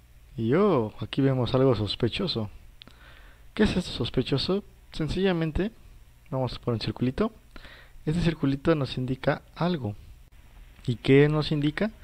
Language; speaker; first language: Spanish; native; Spanish